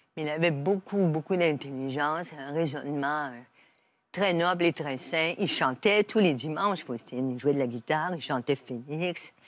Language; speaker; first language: French; native; French